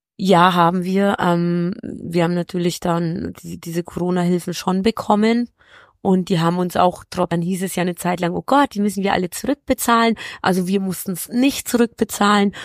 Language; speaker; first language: German; early bilingual, other home language; Polish